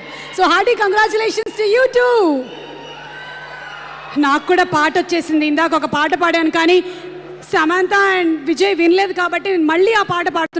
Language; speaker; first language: Telugu; native; Telugu